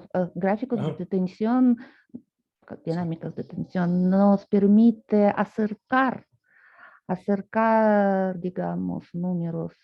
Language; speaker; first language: Spanish; non-native, fluent; Russian